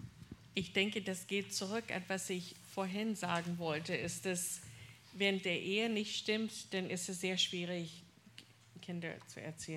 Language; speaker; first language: German; non-native, fluent; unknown